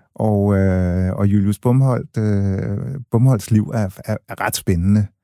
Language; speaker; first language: Danish; early bilingual, other home language; English